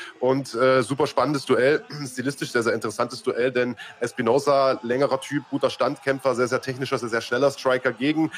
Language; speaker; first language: German; native; German